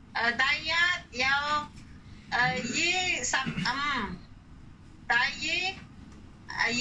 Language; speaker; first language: Cantonese; non-native, learner; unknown